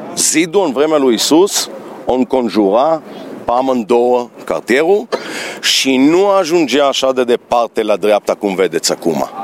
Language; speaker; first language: Romanian; early bilingual, heritage; Romanian